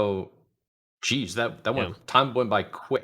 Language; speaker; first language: English; native; English